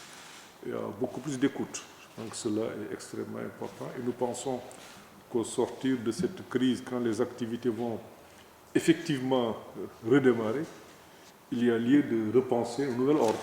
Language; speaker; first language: French; non-native, local second language; Wolof